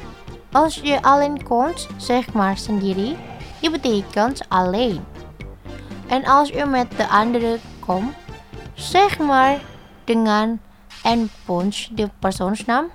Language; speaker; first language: Dutch; non-native, learner; Indonesian